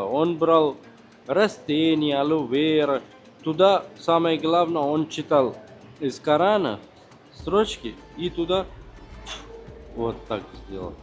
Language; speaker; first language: Russian; non-native, fluent; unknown